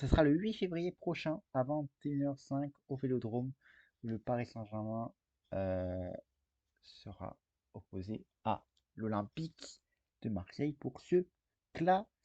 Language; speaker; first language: French; native; French